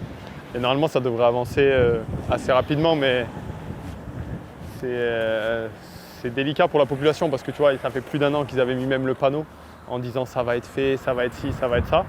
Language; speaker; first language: French; native; French